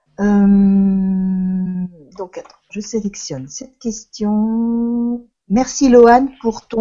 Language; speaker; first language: French; non-native, fluent; Spanish